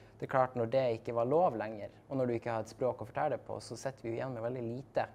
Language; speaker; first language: Norwegian; native; Norwegian